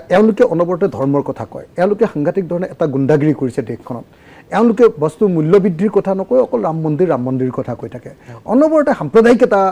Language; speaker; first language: Assamese; native; Assamese